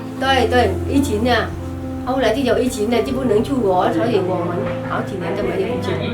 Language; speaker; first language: Chinese; non-native, learner; Vietnamese